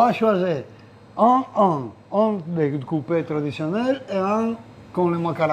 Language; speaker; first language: French; non-native, learner; Italian